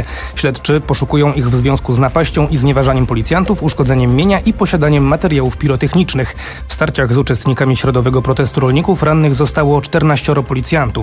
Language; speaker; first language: Polish; native; Polish